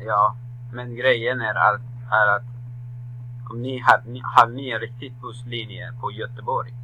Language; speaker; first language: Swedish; non-native, learner; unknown